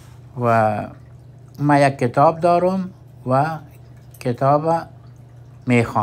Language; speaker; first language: Persian; non-native, fluent; Urdu